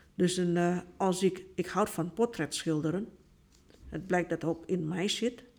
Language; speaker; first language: Dutch; non-native, fluent; Indonesian